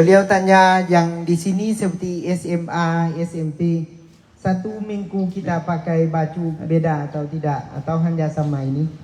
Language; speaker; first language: Indonesian; non-native, learner; Thai